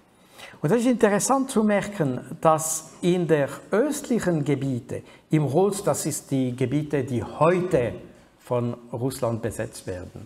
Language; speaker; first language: German; non-native, fluent; French